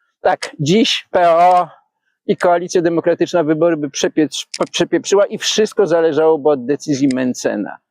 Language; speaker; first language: Polish; native; Polish